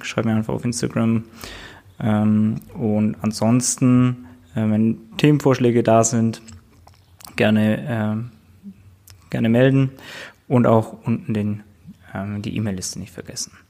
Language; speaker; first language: German; native; German